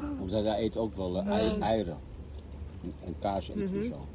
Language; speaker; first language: Dutch; native; Dutch